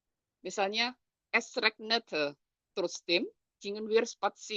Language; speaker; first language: German; non-native, fluent; Indonesian